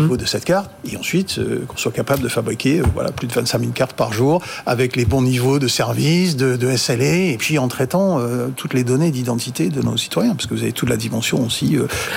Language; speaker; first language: French; native; French